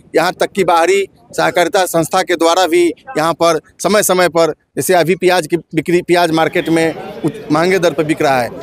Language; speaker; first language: Hindi; native; Hindi